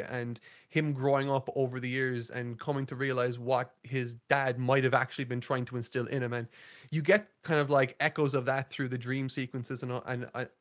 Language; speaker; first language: English; native; English